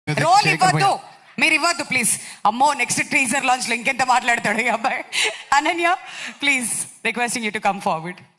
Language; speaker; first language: Telugu; native; Telugu